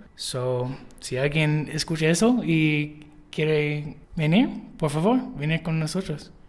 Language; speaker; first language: Spanish; non-native, learner; English